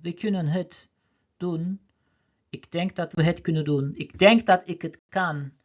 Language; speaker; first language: Dutch; non-native, learner; Turkish